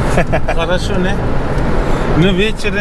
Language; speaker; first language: Russian; non-native, local second language; Uzbek